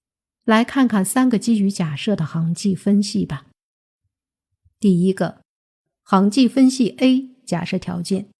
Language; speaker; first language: Chinese; native; Chinese